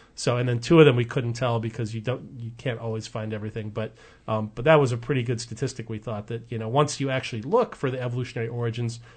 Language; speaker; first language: English; native; English